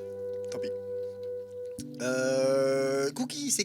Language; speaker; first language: French; native; French